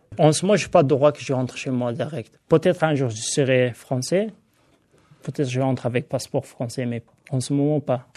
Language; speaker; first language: French; non-native, learner; Hazaragi